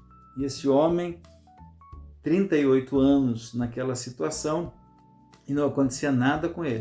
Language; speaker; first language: Portuguese; native; Portuguese